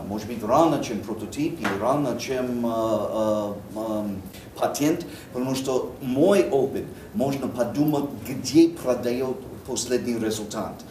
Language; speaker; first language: Russian; non-native, learner; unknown